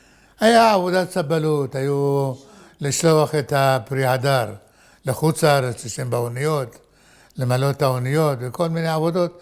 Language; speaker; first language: Hebrew; non-native, fluent; Arabic